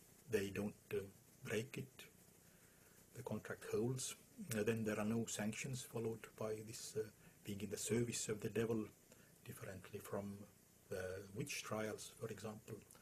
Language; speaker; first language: English; non-native, fluent; Estonian